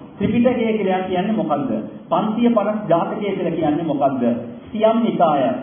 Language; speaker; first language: Sinhala; non-native, local second language; Tamil